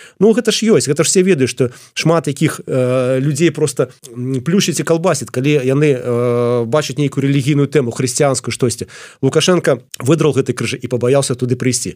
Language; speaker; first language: Belarusian; non-native, local second language; Russian